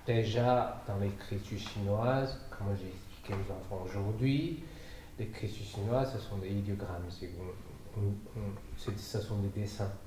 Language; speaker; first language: French; non-native, fluent; Chinese